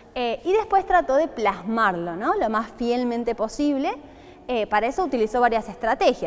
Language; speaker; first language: Spanish; native; Spanish